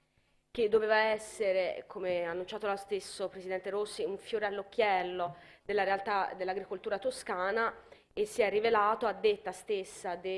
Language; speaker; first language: Italian; native; Italian